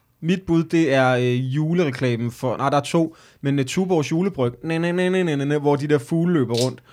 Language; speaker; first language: Danish; native; Danish